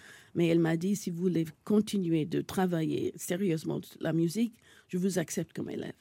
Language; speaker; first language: French; non-native, fluent; English